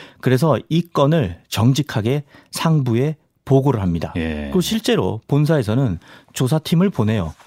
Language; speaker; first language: Korean; native; Korean